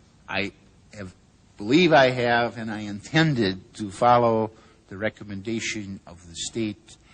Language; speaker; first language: English; native; English